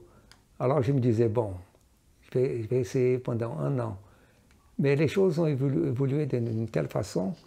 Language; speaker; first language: French; non-native, fluent; Portuguese